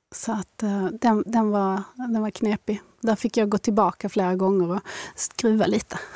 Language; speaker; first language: Swedish; native; Swedish